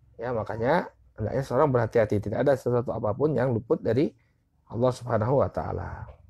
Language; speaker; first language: Indonesian; native; Indonesian